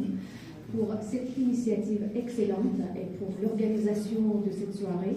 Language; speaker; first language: French; non-native, fluent; Azerbaijani